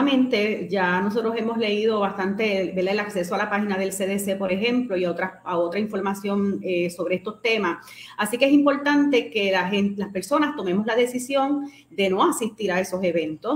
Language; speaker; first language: Spanish; native; Spanish